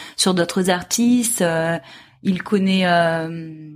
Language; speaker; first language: French; native; French